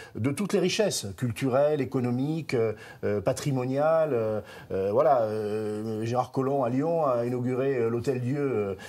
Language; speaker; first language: French; native; French